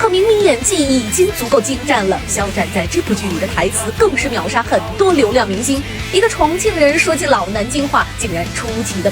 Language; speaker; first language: Chinese; native; Chinese